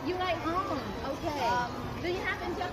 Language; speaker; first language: English; non-native, learner; Vietnamese